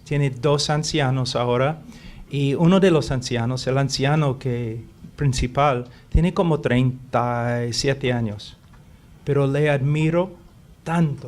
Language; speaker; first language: Spanish; non-native, fluent; English